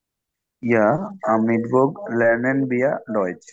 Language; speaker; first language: German; non-native, learner; Bangla